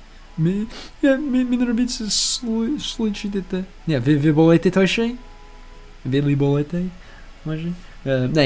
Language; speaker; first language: Russian; non-native, learner; English